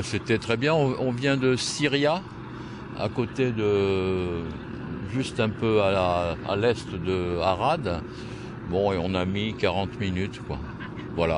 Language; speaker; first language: French; non-native, local second language; Luxembourgish